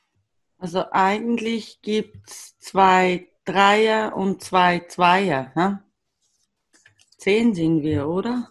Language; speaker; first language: German; native; German